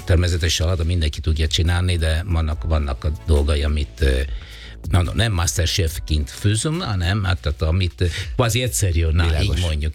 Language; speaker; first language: Hungarian; non-native, fluent; Italian